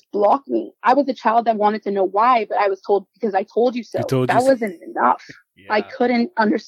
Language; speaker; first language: English; non-native, local second language; Spanish